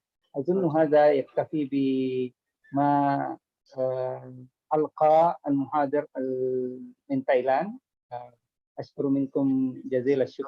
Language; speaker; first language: Arabic; non-native, fluent; Indonesian